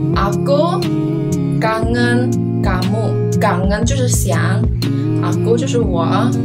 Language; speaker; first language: Chinese; non-native, fluent; Indonesian